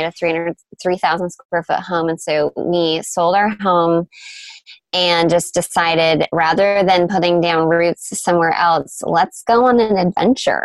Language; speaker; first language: English; native; English